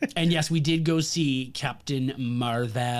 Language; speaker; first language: English; native; English